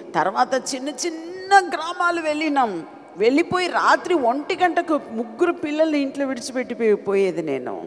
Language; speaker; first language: Telugu; non-native, fluent; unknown